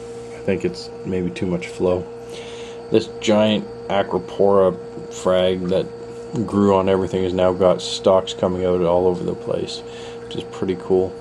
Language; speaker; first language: English; native; English